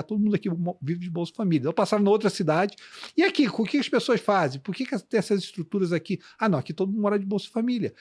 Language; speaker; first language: Portuguese; native; Portuguese